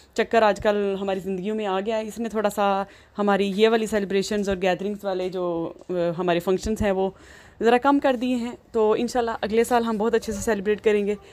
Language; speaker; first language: Urdu; native; Urdu